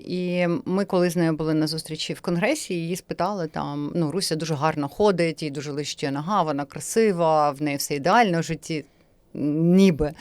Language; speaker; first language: Ukrainian; native; Ukrainian